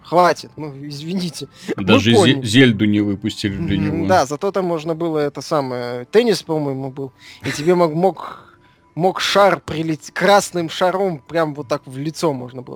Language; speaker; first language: Russian; native; Russian